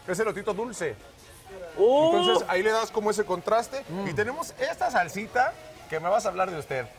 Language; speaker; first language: Spanish; native; Spanish